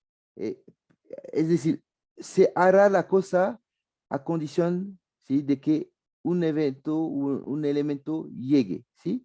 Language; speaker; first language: Spanish; non-native, fluent; French